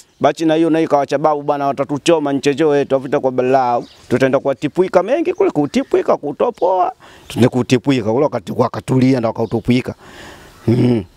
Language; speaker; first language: Swahili; non-native, local second language; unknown